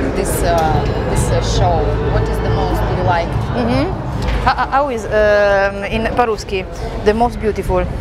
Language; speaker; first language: English; non-native, learner; Italian